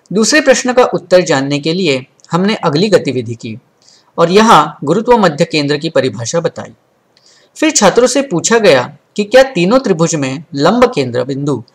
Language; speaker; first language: Hindi; non-native, local second language; Marathi